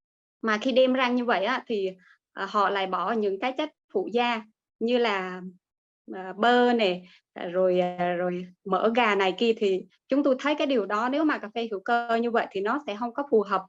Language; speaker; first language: Vietnamese; native; Vietnamese